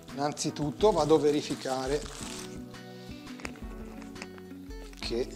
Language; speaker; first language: Italian; native; Italian